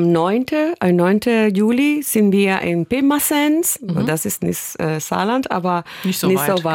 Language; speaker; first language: German; non-native, fluent; Spanish